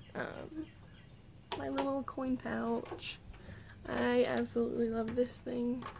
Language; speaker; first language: English; native; English